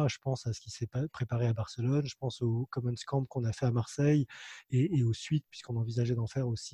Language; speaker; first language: French; native; French